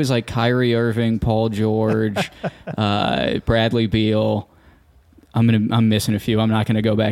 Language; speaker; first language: English; native; English